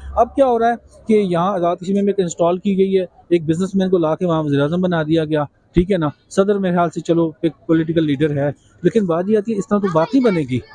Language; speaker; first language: Urdu; non-native, local second language; Kashmiri